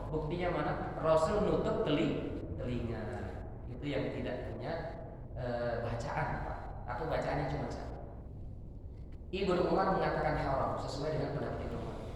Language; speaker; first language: Indonesian; native; Indonesian